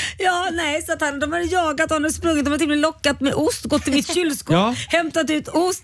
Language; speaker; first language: Swedish; native; Swedish